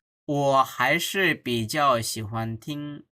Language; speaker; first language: Chinese; non-native, fluent; Bangla